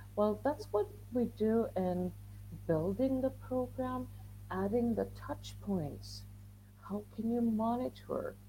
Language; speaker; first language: English; non-native, fluent; Swedish